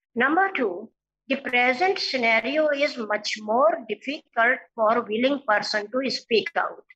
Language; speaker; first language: English; non-native, local second language; Hindi